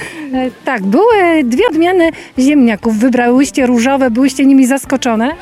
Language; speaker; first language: Polish; native; Polish